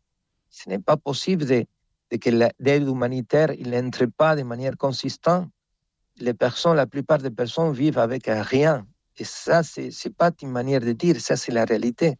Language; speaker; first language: French; non-native, fluent; Spanish